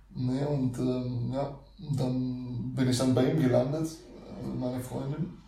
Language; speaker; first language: German; early bilingual, other home language; Russian